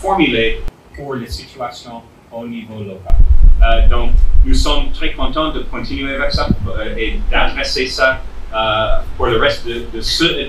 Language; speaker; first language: French; non-native, fluent; English